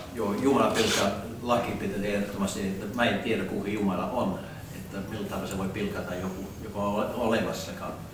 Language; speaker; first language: Finnish; non-native, fluent; English